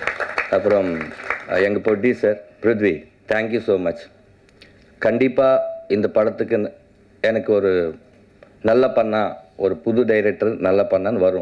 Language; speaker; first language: Tamil; non-native, learner; Telugu